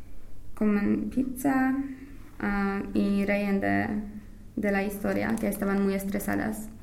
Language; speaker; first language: Spanish; non-native, fluent; English